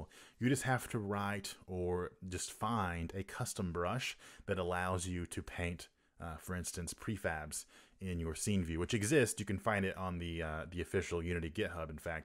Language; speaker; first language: English; native; English